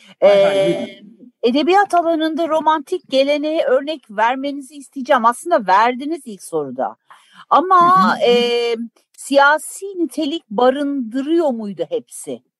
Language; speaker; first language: Turkish; native; Turkish